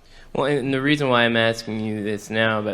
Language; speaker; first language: English; native; English